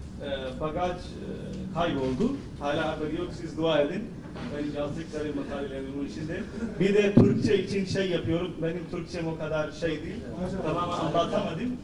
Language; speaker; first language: Turkish; non-native, fluent; Urdu